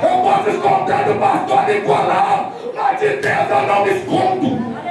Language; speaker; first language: Portuguese; native; Portuguese